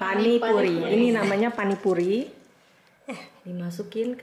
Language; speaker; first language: Indonesian; native; Indonesian